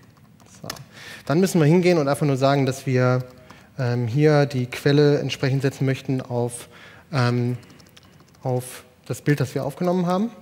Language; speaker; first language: German; native; German